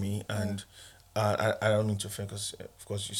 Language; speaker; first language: English; non-native, local second language; Igbo